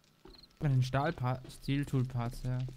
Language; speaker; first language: German; native; German